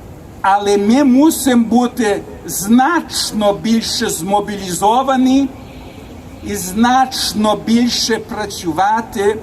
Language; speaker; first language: Ukrainian; early bilingual, heritage; Ukrainian